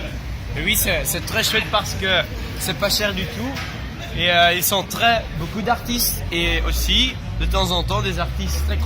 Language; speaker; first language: French; non-native, learner; Dutch